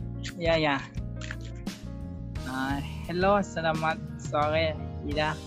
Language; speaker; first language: Indonesian; non-native, learner; Thai